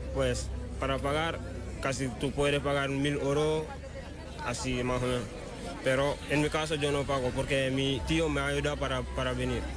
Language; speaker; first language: Spanish; non-native, learner; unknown